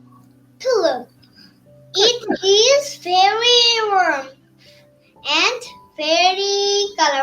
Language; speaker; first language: English; non-native, learner; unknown